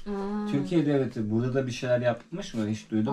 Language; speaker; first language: Turkish; native; Turkish